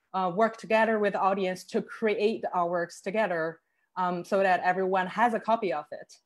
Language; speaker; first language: English; non-native, fluent; Chinese